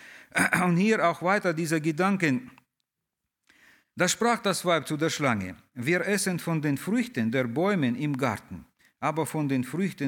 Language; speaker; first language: German; early bilingual, heritage; German